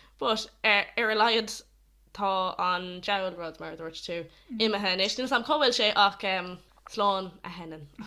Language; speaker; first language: Irish; non-native, local second language; English